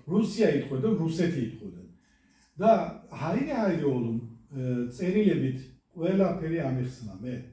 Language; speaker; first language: Georgian; early bilingual, heritage; Georgian